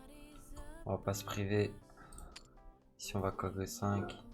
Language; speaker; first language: French; native; French